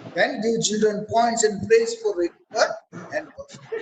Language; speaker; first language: English; non-native, local second language; Gujarati